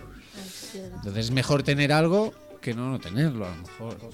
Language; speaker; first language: Spanish; native; Spanish